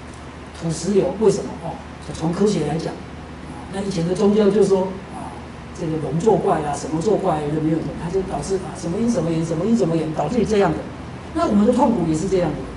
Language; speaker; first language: Chinese; native; Chinese